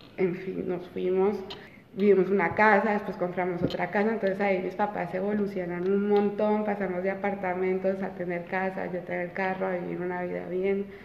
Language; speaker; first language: Spanish; early bilingual, heritage; Spanish